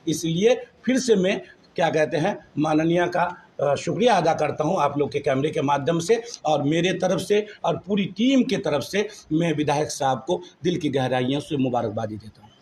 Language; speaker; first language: Hindi; non-native, local second language; Bangla